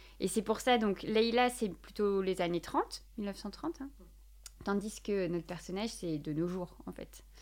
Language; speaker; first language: French; native; French